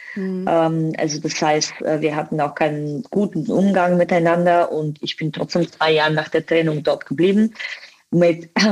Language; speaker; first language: German; non-native, fluent; Bulgarian